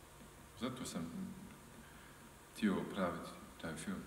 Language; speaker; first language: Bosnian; non-native, learner; French